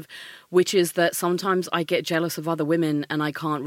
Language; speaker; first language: English; native; English